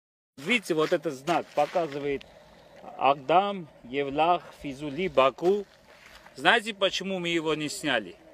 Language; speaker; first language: Russian; non-native, fluent; Armenian